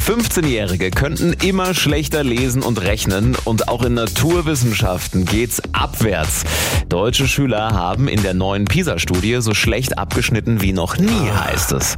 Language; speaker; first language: German; native; German